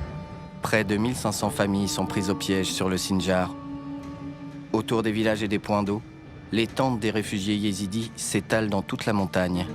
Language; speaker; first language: French; native; French